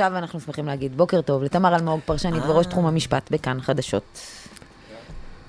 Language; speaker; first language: Hebrew; native; Hebrew